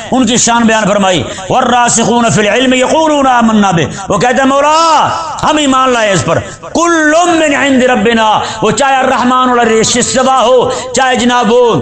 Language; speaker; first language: Urdu; native; Urdu